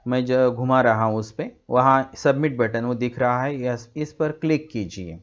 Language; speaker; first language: Hindi; non-native, local second language; Marathi